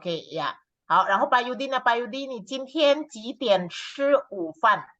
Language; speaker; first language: Chinese; non-native, fluent; Indonesian